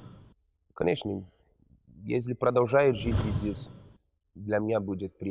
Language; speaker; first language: Russian; non-native, learner; Portuguese